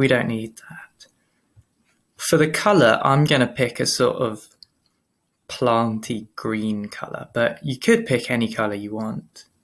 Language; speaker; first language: English; native; English